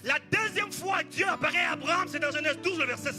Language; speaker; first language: French; native; French